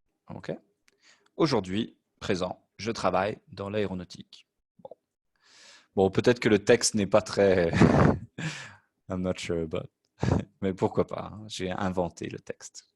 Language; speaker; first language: French; native; French